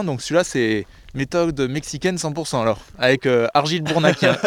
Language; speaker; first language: French; native; French